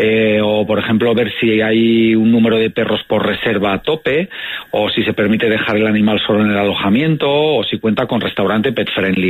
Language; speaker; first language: Spanish; native; Spanish